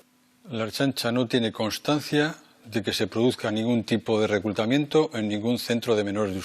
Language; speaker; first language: Spanish; native; Spanish